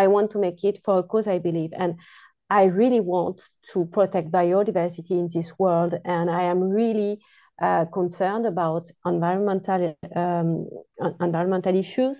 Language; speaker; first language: English; non-native, fluent; French